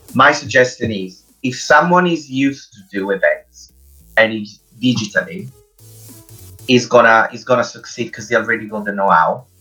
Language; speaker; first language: English; non-native, fluent; Italian